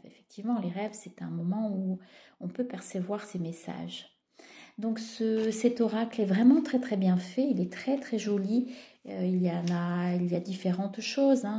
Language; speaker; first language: French; native; French